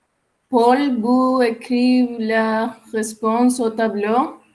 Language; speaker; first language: French; non-native, learner; Spanish